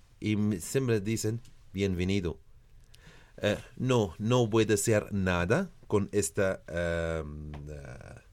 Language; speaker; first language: Spanish; non-native, learner; Arabic